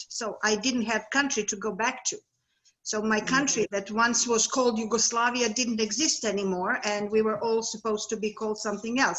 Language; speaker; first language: English; non-native, fluent; Serbian